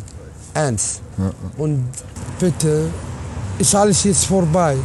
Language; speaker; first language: German; non-native, learner; Arabic